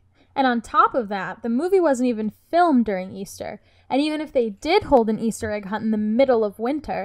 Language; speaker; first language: English; native; English